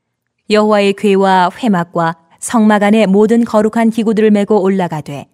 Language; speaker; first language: Korean; native; Korean